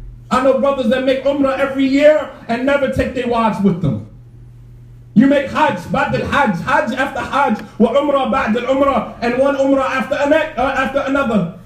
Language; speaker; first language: English; native; English